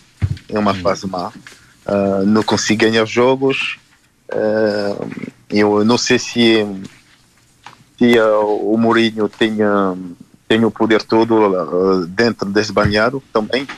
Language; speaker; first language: Portuguese; non-native, fluent; Haitian Creole